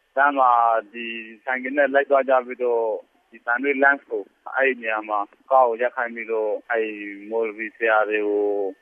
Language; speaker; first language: Burmese; native; Burmese